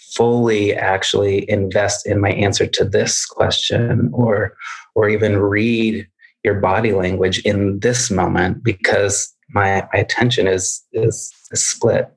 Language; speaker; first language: English; native; English